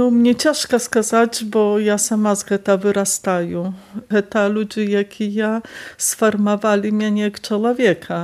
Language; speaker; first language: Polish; non-native, local second language; Belarusian